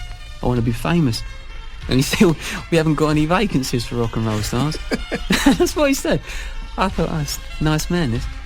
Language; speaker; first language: English; native; English